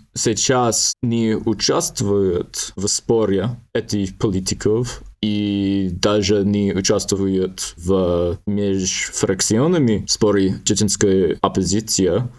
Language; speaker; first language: Russian; non-native, learner; English